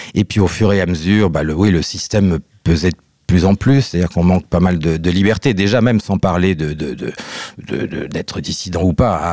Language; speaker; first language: French; native; French